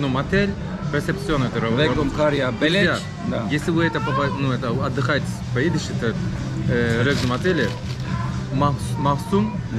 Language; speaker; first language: Russian; non-native, learner; Turkish